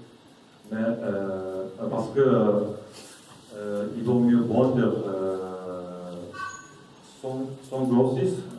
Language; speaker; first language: French; non-native, learner; Japanese